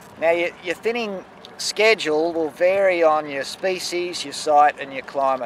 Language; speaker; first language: English; native; English